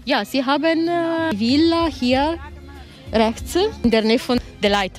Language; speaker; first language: German; non-native, learner; Italian